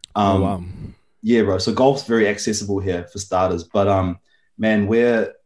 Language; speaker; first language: English; native; English